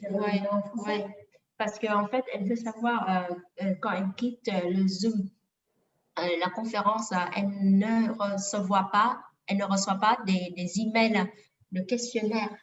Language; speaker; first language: French; non-native, fluent; Vietnamese